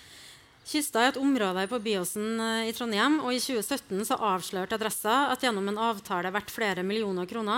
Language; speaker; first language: Norwegian; native; Norwegian